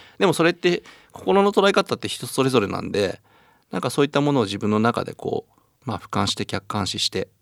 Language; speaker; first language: Japanese; native; Japanese